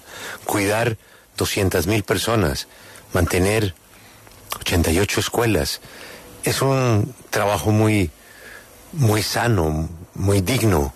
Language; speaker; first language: Spanish; native; Spanish